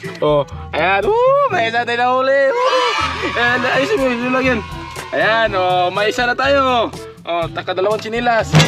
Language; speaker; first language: Filipino; non-native, local second language; Cebuano